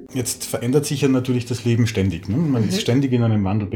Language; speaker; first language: German; native; German